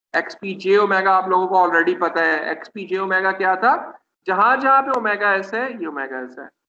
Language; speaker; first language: Urdu; non-native, local second language; Punjabi